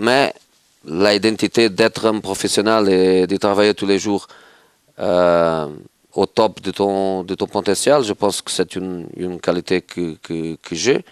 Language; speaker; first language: French; non-native, fluent; Portuguese